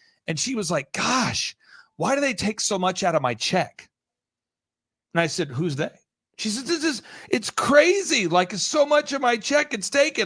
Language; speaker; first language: English; native; English